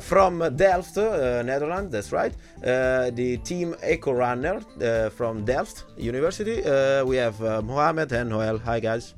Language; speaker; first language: English; non-native, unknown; Italian